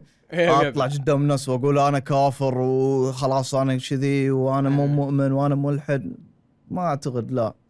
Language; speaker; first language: Arabic; native; Arabic